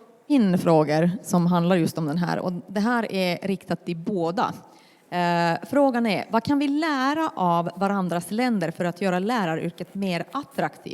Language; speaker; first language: Swedish; non-native, local second language; Finnish